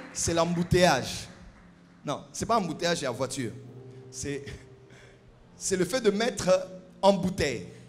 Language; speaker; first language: French; non-native, local second language; Lingala